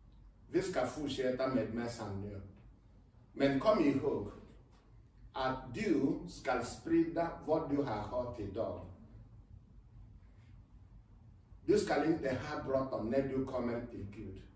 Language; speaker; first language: Swedish; non-native, fluent; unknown